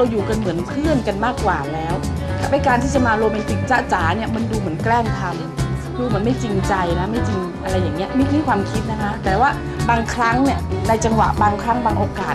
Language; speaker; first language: Thai; native; Thai